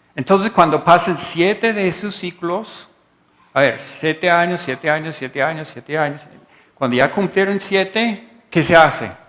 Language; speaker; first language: Spanish; non-native, fluent; English